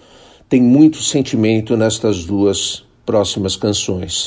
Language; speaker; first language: Portuguese; native; Portuguese